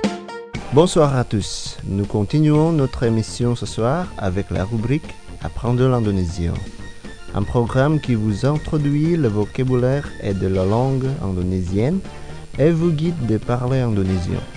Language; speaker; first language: French; non-native, fluent; Indonesian